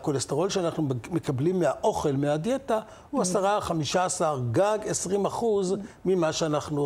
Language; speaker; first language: Hebrew; native; Hebrew